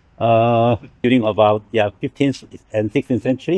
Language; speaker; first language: English; non-native, learner; Korean